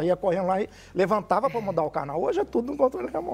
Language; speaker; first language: Portuguese; native; Portuguese